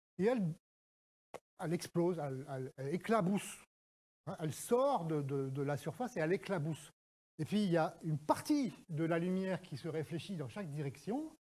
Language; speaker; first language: French; native; French